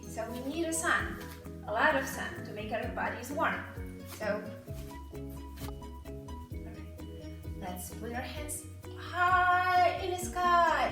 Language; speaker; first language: English; non-native, fluent; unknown